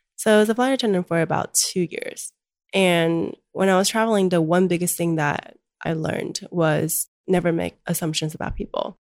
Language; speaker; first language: English; early bilingual, other home language; Chinese